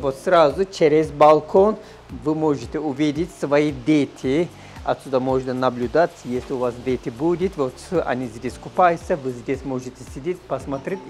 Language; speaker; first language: Russian; non-native, fluent; Turkish